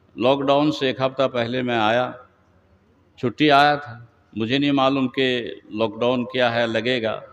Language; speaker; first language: Urdu; non-native, local second language; Bangla